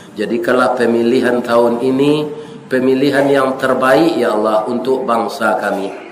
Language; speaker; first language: Malay; non-native, local second language; Minangkabau